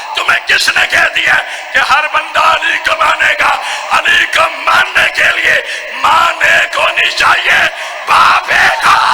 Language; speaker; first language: Urdu; non-native, local second language; Punjabi